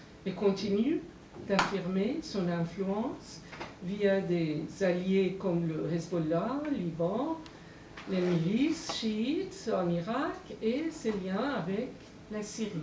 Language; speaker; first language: French; non-native, fluent; Persian